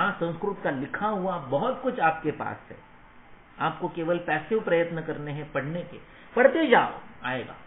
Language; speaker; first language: Hindi; non-native, local second language; Marathi